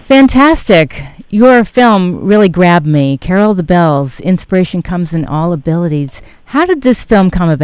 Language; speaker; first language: English; native; English